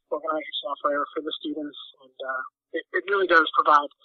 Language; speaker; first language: English; native; English